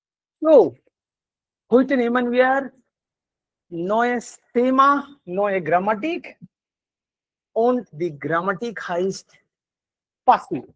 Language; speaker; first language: German; non-native, learner; Hindi